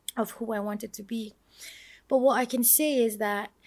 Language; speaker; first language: English; non-native, local second language; Malay